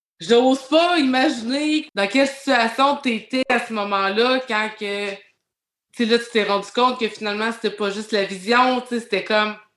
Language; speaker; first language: French; native; French